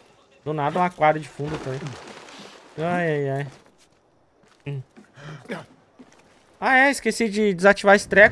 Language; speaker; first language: Portuguese; native; Portuguese